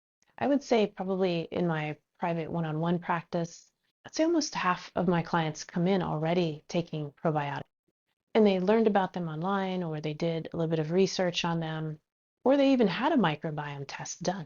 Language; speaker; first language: English; native; English